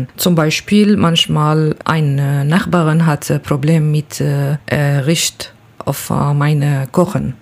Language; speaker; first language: German; non-native, learner; Kurdish